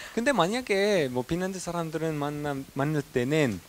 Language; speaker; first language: Korean; non-native, fluent; Finnish